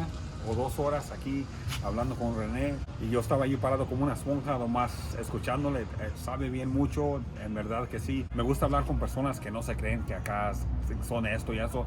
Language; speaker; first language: Spanish; early bilingual, heritage; Spanish